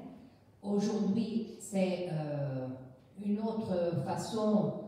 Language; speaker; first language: French; non-native, fluent; Italian